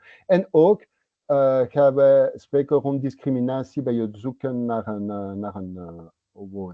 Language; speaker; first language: Dutch; non-native, local second language; French